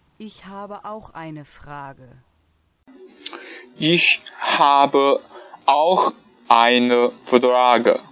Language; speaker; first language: German; non-native, learner; Chinese